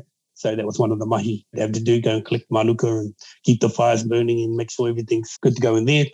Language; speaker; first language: English; native; English